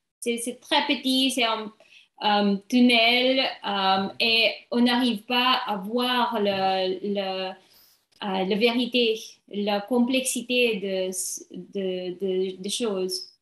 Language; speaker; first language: French; non-native, learner; English